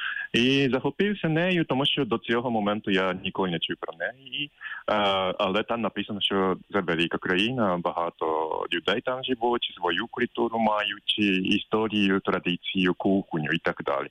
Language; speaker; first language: Ukrainian; non-native, fluent; Japanese